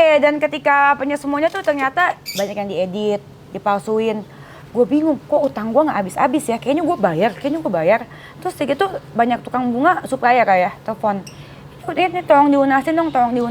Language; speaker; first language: Indonesian; native; Indonesian